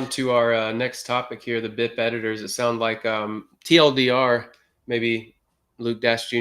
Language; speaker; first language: English; native; English